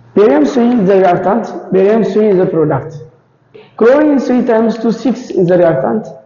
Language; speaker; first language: English; non-native, local second language; Amharic